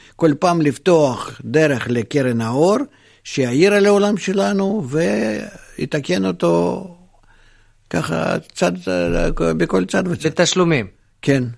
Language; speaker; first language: Hebrew; non-native, fluent; Russian